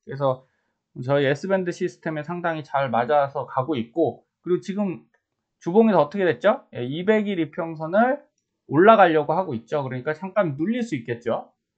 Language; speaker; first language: Korean; native; Korean